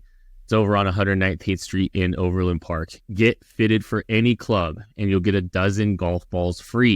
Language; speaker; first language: English; native; English